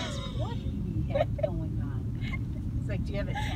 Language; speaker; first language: English; native; English